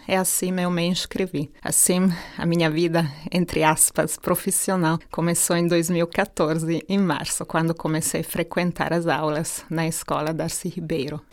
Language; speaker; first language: Portuguese; non-native, fluent; Hungarian